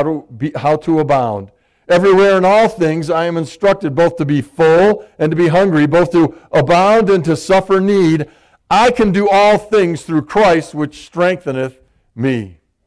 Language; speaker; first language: English; native; English